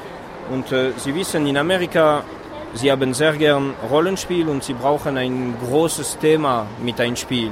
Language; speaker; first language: German; non-native, fluent; French